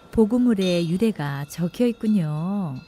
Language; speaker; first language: Korean; native; Korean